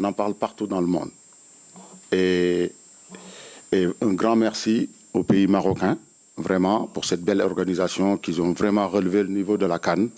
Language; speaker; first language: French; non-native, local second language; Wolof